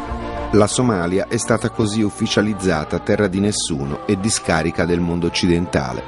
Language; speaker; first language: Italian; native; Italian